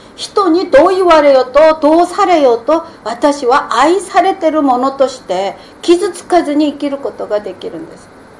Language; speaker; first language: Japanese; non-native, fluent; Korean